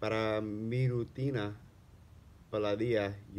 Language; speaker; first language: Spanish; non-native, learner; English